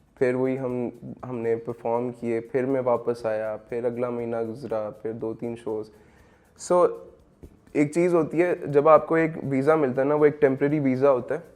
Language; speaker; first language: Urdu; native; Urdu